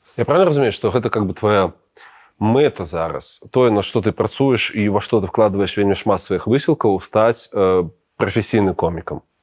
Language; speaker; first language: Belarusian; non-native, local second language; Russian